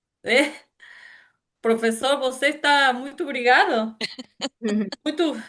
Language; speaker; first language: Portuguese; non-native, learner; Spanish